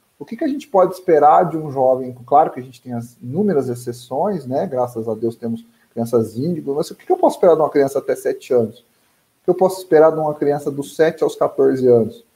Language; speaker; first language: Portuguese; native; Portuguese